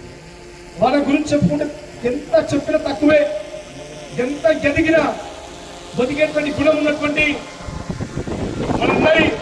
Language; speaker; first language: Telugu; native; Telugu